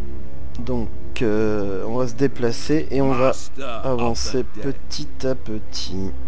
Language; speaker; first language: French; native; French